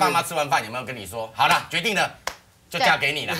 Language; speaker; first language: Chinese; native; Chinese